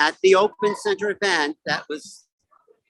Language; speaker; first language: English; native; English